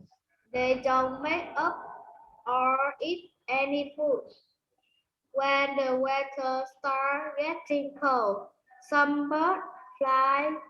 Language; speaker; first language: English; non-native, learner; Vietnamese